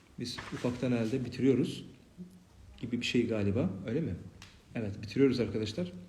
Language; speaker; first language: Turkish; native; Turkish